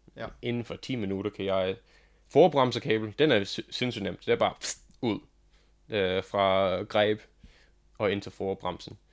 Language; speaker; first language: Danish; non-native, fluent; English